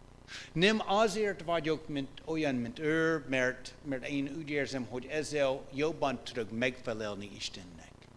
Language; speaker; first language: Hungarian; non-native, fluent; English